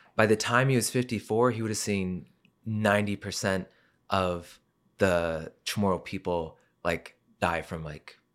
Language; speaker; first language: English; native; English